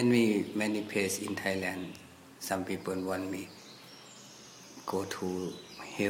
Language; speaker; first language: English; non-native, learner; Thai